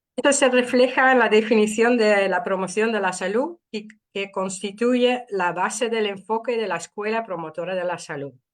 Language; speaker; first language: Spanish; non-native, fluent; Dutch